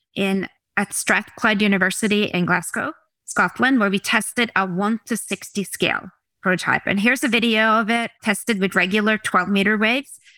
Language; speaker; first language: English; non-native, fluent; Norwegian